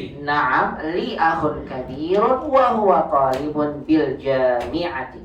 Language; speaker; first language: Arabic; non-native, fluent; Indonesian